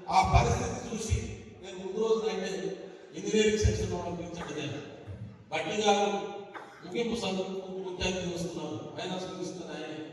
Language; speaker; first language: Telugu; non-native, local second language; Lambadi